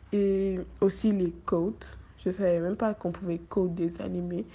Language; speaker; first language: French; non-native, local second language; Wolof